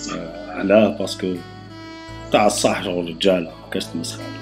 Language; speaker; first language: Arabic; native; Arabic